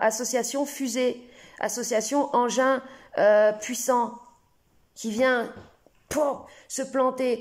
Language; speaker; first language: French; native; French